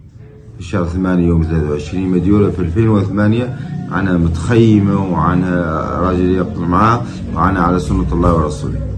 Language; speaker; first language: Arabic; native; Arabic